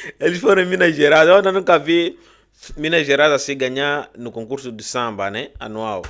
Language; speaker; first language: Portuguese; native; Portuguese